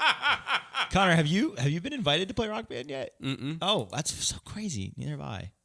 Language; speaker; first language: English; native; English